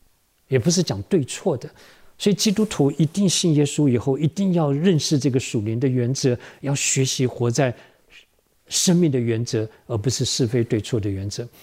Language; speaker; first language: Chinese; native; Chinese